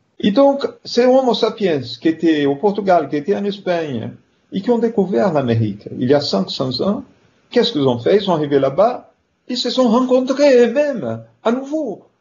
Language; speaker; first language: French; non-native, fluent; Portuguese